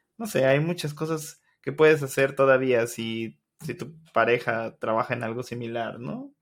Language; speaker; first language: Spanish; native; Spanish